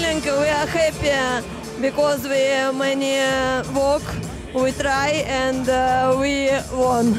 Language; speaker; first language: English; non-native, learner; Russian